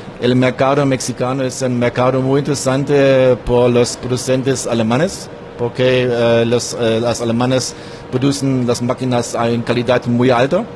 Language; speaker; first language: Spanish; non-native, learner; German